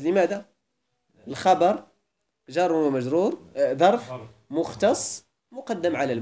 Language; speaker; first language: Arabic; native; Arabic